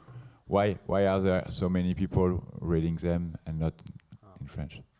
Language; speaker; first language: English; non-native, learner; French